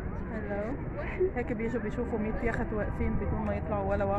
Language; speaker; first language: Arabic; native; Arabic